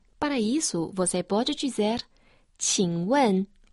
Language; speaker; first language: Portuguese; non-native, fluent; Chinese